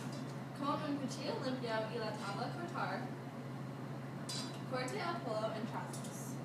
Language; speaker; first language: Spanish; non-native, learner; English